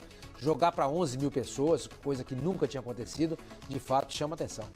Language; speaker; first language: Portuguese; native; Portuguese